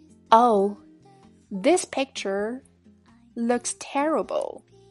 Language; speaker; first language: English; non-native, fluent; Chinese